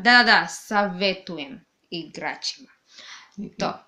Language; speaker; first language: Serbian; non-native, learner; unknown